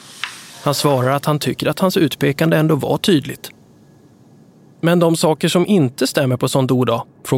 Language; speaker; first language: Swedish; native; Swedish